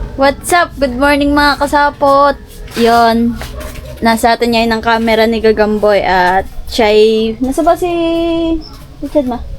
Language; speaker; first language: Filipino; native; Filipino